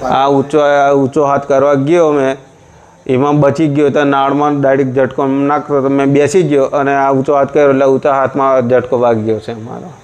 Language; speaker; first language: Gujarati; non-native, local second language; Rathawi